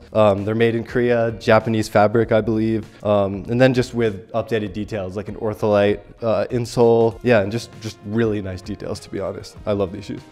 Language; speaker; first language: English; native; English